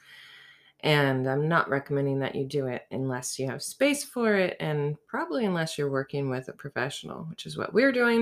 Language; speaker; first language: English; native; English